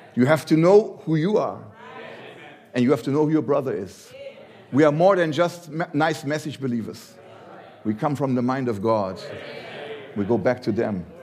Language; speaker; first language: English; non-native, fluent; German